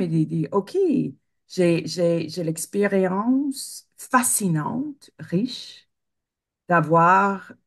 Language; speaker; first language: French; non-native, fluent; English